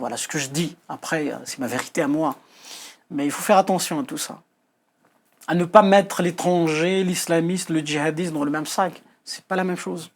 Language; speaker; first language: French; non-native, local second language; Kabyle